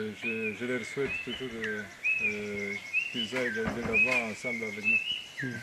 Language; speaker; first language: French; non-native, fluent; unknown